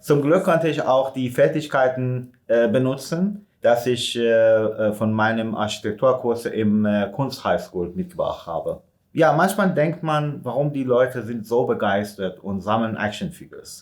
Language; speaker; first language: German; non-native, fluent; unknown